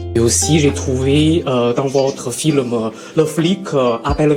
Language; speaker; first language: French; non-native, learner; Chinese